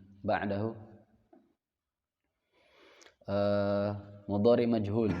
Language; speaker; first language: Arabic; non-native, fluent; Indonesian